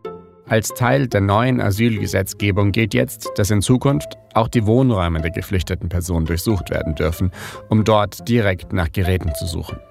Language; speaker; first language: German; native; German